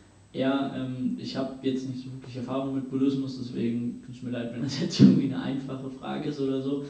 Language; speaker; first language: German; native; German